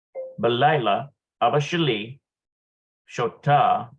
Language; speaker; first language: Hebrew; non-native, learner; English